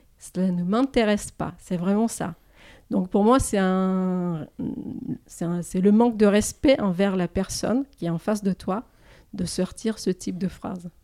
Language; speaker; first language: French; non-native, fluent; Russian